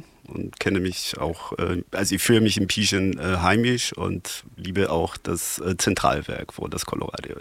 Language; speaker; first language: German; non-native, fluent; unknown